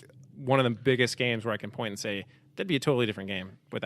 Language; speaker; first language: English; native; English